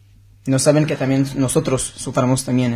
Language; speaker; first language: Spanish; non-native, learner; Hebrew